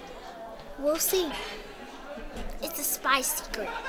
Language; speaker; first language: English; native; English